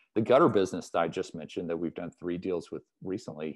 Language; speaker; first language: English; native; English